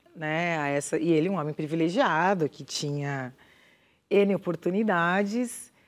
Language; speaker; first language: Portuguese; native; Portuguese